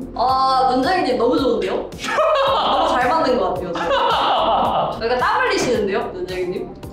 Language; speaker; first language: Korean; native; Korean